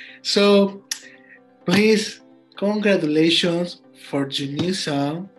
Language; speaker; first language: English; non-native, learner; Spanish